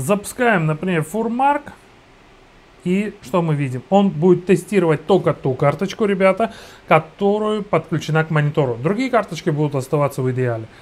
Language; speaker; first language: Russian; non-native, fluent; Georgian